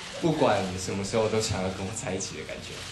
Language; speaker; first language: Chinese; non-native, fluent; Japanese